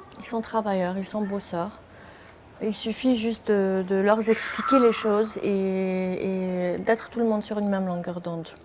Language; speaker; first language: French; native; French